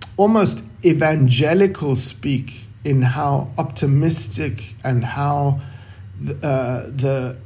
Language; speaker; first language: English; native; English